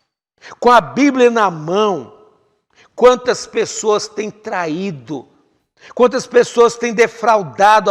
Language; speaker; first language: Portuguese; native; Portuguese